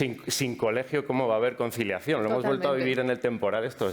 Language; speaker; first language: Spanish; native; Spanish